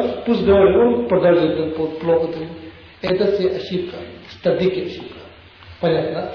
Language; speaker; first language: Russian; non-native, learner; Tibetan